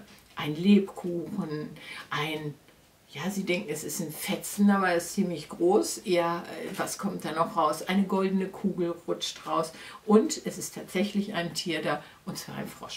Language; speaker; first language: German; native; German